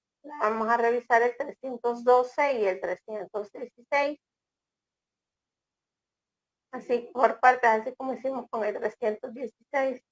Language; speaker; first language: Spanish; native; Spanish